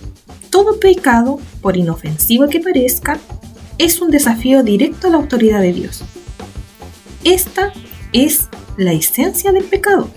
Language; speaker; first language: Spanish; native; Spanish